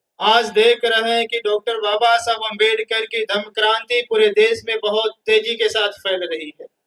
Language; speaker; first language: Hindi; native; Hindi